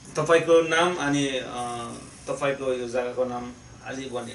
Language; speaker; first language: Nepali; non-native, local second language; Bodo